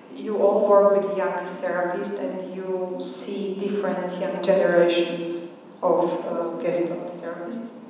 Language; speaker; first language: English; non-native, fluent; Slovak